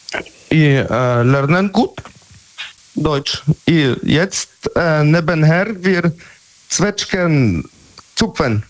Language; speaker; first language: German; non-native, learner; Polish